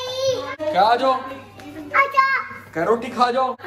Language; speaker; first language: Hindi; native; Hindi